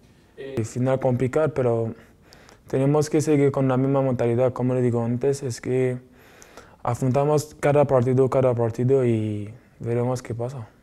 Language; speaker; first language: Spanish; non-native, fluent; French